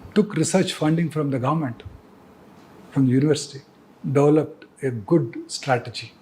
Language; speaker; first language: English; non-native, local second language; Telugu